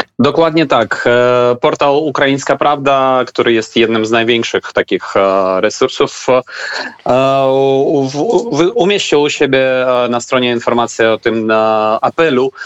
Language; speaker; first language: Polish; non-native, fluent; Ukrainian